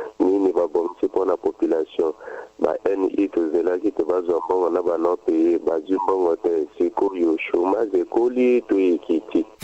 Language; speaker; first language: Lingala; native; Lingala